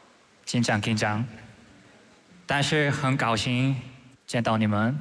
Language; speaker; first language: Chinese; non-native, learner; Korean